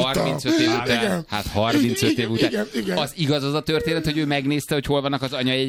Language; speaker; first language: Hungarian; native; Hungarian